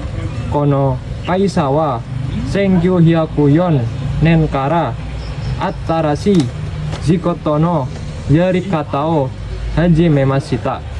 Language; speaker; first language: Japanese; non-native, learner; Indonesian